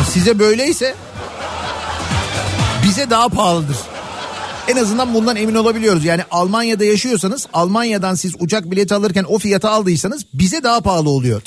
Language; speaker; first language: Turkish; native; Turkish